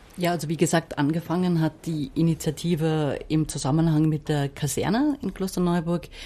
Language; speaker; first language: German; native; German